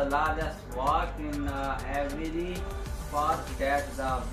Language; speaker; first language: English; non-native, learner; Urdu